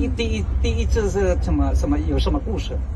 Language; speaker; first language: Chinese; non-native, learner; Indonesian